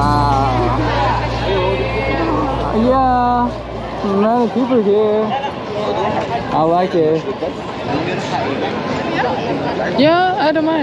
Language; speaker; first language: English; non-native, learner; Korean